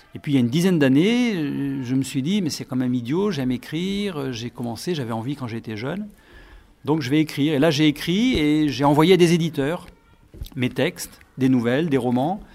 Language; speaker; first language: French; native; French